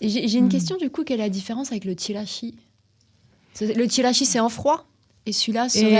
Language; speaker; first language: French; native; French